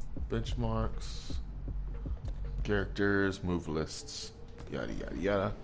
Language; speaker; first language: English; native; English